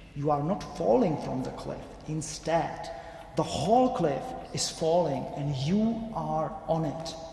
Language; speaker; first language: English; non-native, fluent; Czech